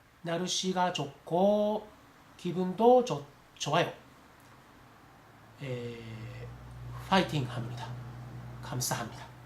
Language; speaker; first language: Korean; non-native, learner; Japanese